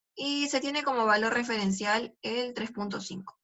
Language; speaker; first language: Spanish; native; Spanish